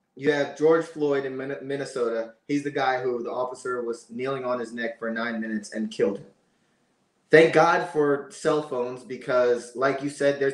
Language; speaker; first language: English; native; English